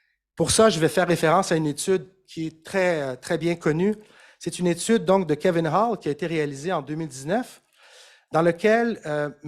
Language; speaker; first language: French; native; French